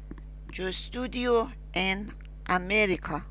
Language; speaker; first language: Spanish; non-native, fluent; Persian